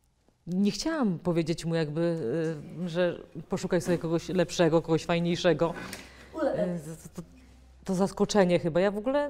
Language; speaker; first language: Polish; native; Polish